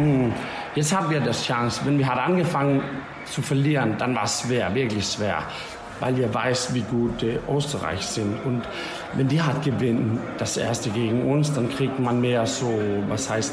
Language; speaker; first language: German; non-native, learner; Danish